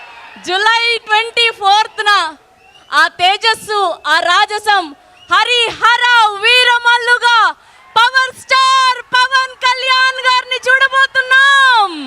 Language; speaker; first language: Telugu; native; Telugu